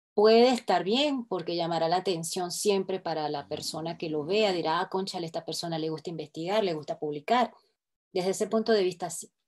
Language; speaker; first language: Spanish; native; Spanish